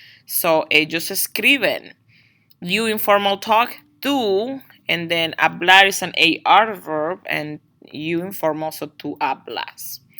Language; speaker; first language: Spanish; non-native, fluent; English